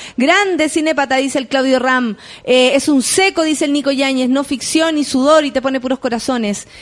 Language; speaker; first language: Spanish; native; Spanish